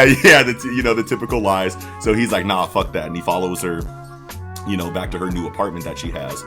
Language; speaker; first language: English; native; English